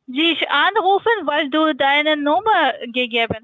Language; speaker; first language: German; non-native, learner; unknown